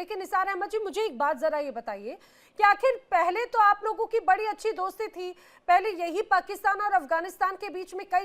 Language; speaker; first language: Hindi; native; Hindi